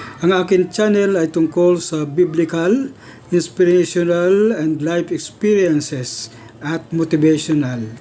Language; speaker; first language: Filipino; native; Filipino